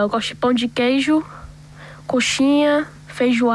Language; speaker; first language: Portuguese; early bilingual, heritage; Portuguese